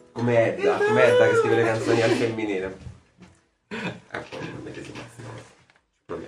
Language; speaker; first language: Italian; native; Italian